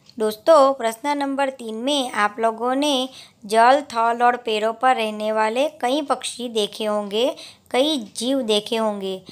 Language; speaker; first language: Hindi; non-native, local second language; Gujarati